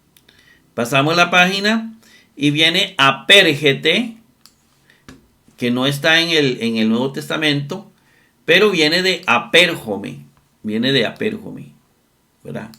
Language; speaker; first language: Spanish; native; Spanish